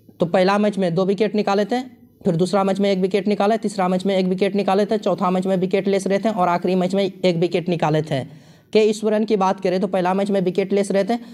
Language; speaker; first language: Hindi; native; Hindi